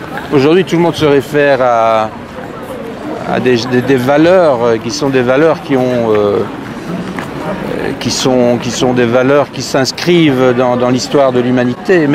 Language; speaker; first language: French; native; French